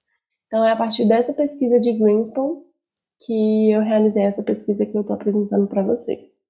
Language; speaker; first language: Portuguese; native; Portuguese